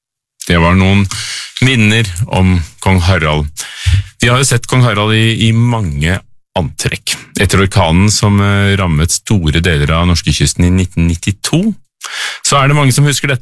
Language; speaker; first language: Norwegian; native; Norwegian